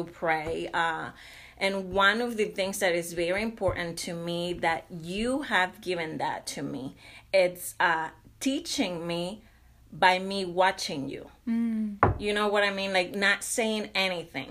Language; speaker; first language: English; non-native, fluent; Spanish